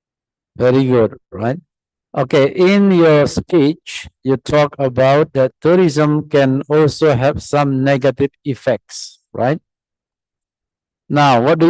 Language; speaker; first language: English; non-native, fluent; Indonesian